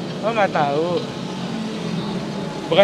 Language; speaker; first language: Indonesian; native; Indonesian